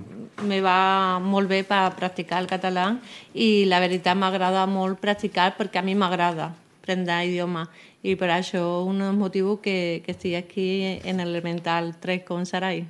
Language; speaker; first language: Catalan; non-native, learner; Spanish